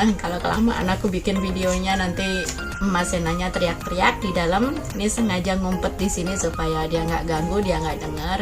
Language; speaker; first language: Indonesian; non-native, local second language; Javanese